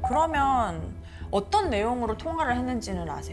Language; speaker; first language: Korean; native; Korean